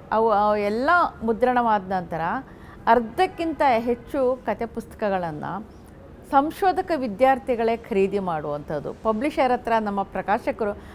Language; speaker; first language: Kannada; non-native, local second language; Urdu